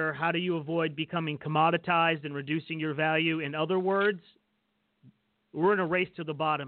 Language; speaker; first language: English; native; English